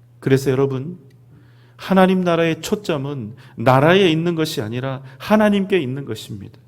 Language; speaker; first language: Korean; native; Korean